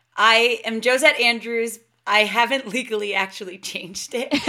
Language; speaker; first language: English; native; English